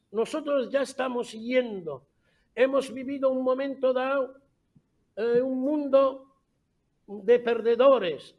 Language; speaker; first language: Spanish; non-native, fluent; Arabic